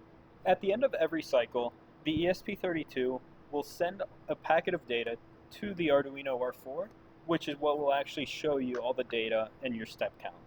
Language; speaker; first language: English; native; English